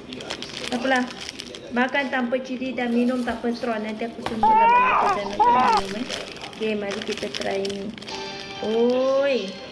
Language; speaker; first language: Malay; native; Malay